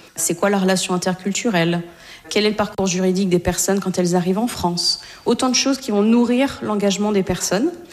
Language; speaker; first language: French; native; French